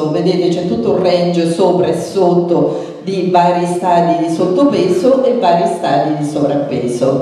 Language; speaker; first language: Italian; native; Italian